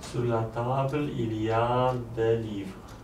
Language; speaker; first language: French; non-native, learner; Polish